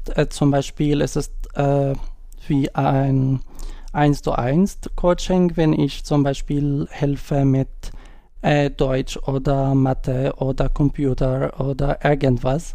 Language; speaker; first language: German; non-native, learner; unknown